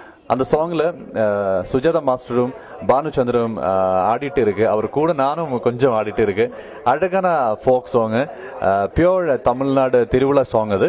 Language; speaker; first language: Tamil; non-native, learner; Malayalam